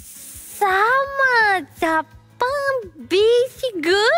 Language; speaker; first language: Japanese; non-native, learner; Indonesian